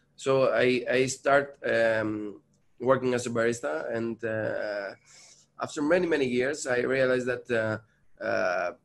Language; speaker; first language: English; non-native, learner; Greek